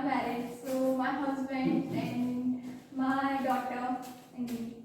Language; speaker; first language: English; non-native, learner; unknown